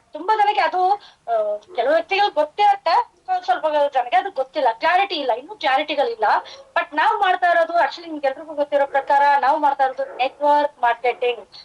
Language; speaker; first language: Kannada; non-native, fluent; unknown